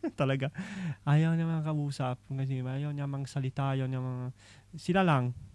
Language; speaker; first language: Filipino; non-native, learner; Italian